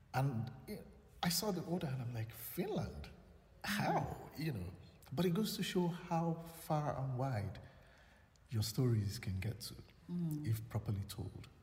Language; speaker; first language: English; non-native, local second language; Yoruba